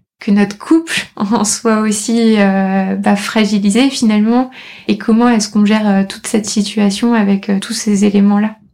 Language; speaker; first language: French; native; French